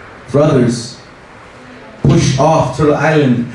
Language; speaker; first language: English; native; English